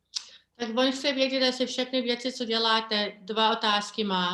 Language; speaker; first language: Czech; early bilingual, heritage; Czech